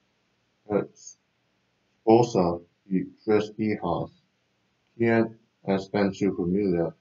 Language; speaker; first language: Spanish; non-native, learner; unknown